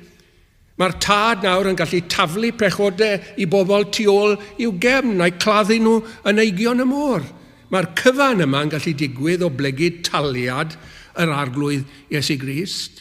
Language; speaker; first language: Welsh; native; Welsh